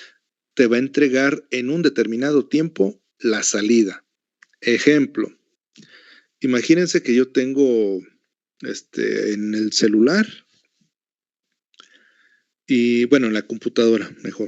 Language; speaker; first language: Spanish; native; Spanish